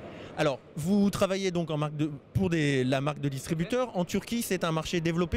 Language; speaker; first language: French; native; French